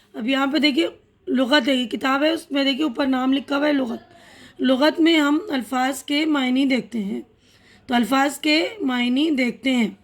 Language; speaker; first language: Urdu; native; Urdu